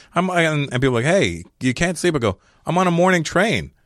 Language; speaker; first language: English; native; English